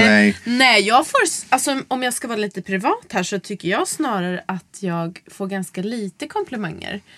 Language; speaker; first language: Swedish; native; Swedish